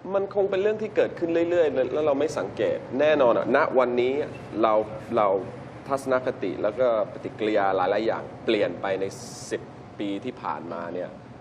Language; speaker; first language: Thai; native; Thai